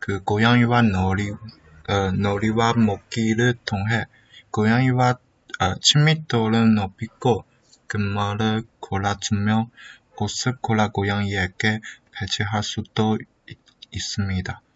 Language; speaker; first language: Korean; non-native, learner; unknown